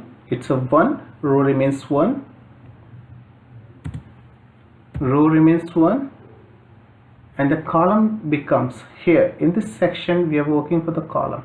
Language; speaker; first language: English; non-native, local second language; Hindi